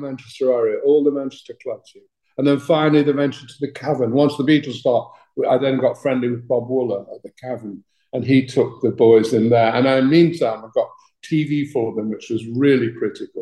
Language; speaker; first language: English; native; English